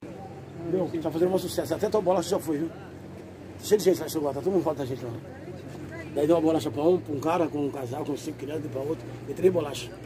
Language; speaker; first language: Portuguese; native; Portuguese